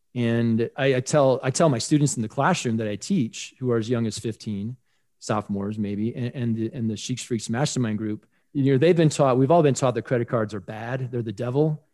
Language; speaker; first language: English; native; English